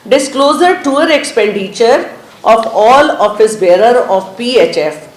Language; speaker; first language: English; non-native, local second language; Urdu